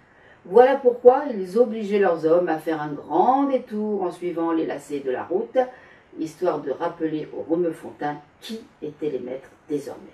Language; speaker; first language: French; native; French